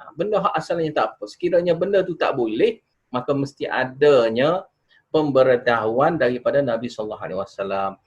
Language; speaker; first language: Malay; native; Malay